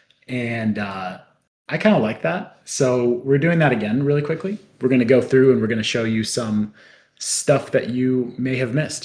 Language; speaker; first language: English; native; English